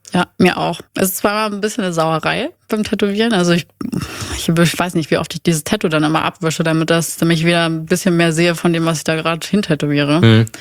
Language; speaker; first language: German; native; German